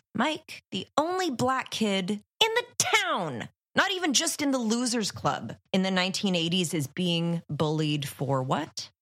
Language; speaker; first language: English; native; English